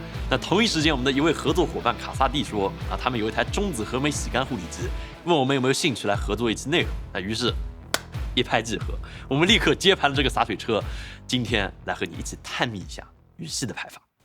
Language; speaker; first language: Chinese; native; Chinese